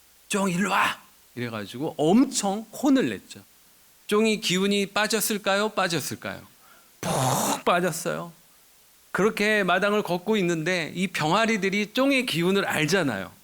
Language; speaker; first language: Korean; native; Korean